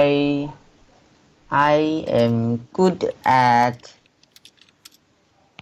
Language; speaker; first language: English; non-native, learner; Chinese